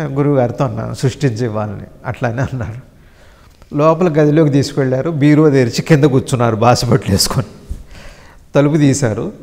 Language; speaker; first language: Telugu; native; Telugu